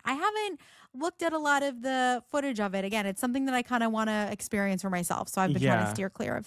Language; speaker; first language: English; native; English